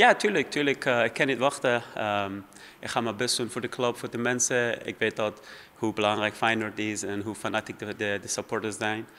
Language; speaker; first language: Dutch; non-native, fluent; Persian